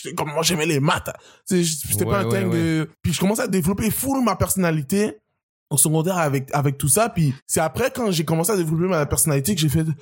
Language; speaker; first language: French; native; French